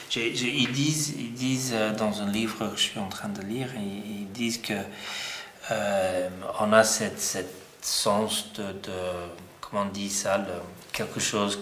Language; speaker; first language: French; non-native, fluent; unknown